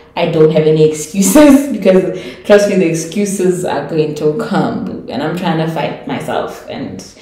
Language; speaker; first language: English; non-native, local second language; Tswana